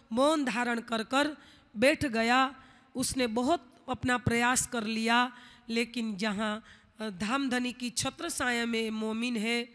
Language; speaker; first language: Hindi; non-native, local second language; Gujarati